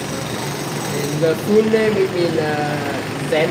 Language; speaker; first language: English; non-native, learner; Vietnamese